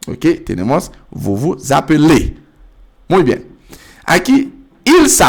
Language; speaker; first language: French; non-native, fluent; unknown